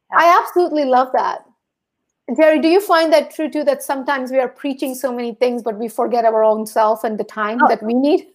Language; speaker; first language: English; early bilingual, other home language; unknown